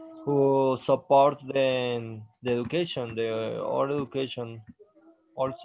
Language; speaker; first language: English; non-native, learner; Spanish